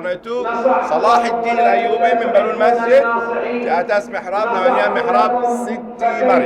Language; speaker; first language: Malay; non-native, learner; Arabic